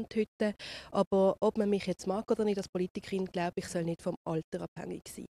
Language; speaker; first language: German; native; German